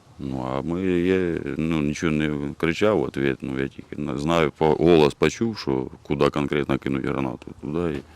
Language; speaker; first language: Ukrainian; non-native, local second language; Russian